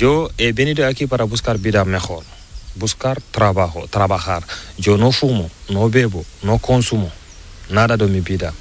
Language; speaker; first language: Spanish; non-native, learner; Fula